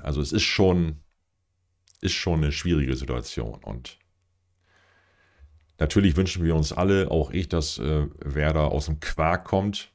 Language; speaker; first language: German; native; German